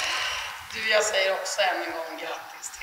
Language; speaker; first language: Swedish; native; Swedish